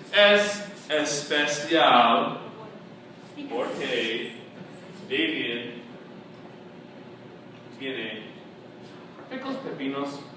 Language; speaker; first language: Spanish; non-native, fluent; English